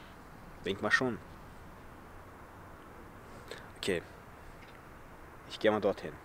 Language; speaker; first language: German; early bilingual, other home language; Chechen